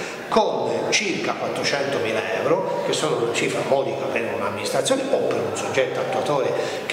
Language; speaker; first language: Italian; native; Italian